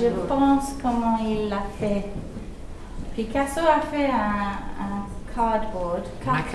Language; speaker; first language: French; early bilingual, heritage; English